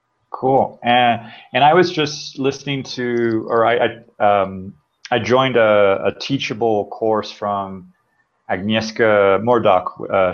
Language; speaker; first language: English; native; English